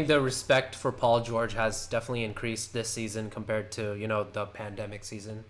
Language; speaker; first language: English; native; English